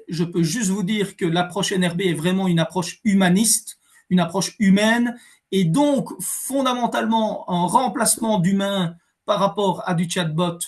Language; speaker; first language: French; native; French